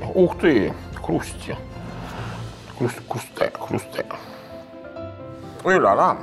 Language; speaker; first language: Ukrainian; non-native, learner; Italian